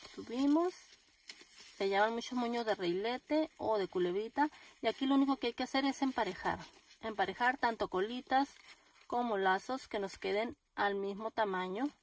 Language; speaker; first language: Spanish; native; Spanish